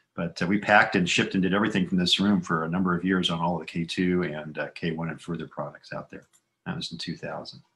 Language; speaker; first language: English; native; English